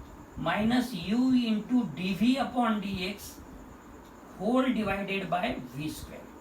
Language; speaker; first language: English; non-native, local second language; Marathi